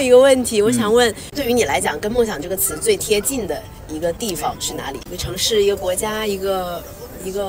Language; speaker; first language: Chinese; native; Chinese